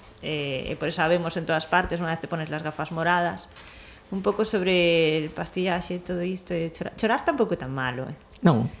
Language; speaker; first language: Galician; non-native, local second language; Spanish